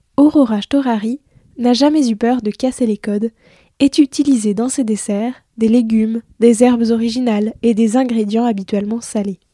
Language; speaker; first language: French; native; French